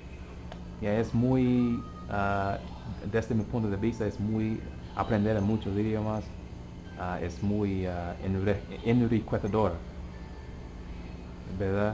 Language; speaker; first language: Spanish; non-native, learner; English